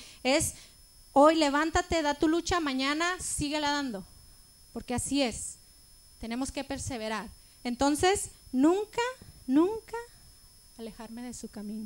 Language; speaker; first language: Spanish; native; Spanish